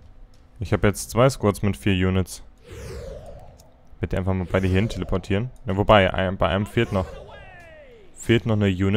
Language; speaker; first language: German; native; German